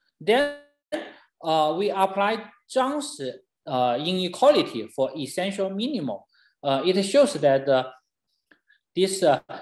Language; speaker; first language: English; non-native, fluent; Chinese